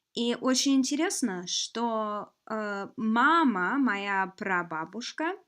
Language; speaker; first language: Russian; non-native, fluent; English